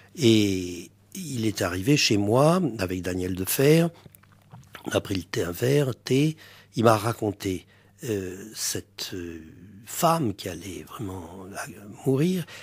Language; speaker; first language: French; native; French